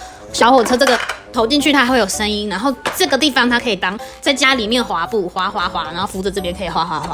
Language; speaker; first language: Chinese; native; Chinese